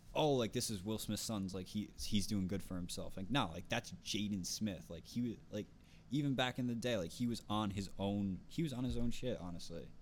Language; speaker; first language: English; native; English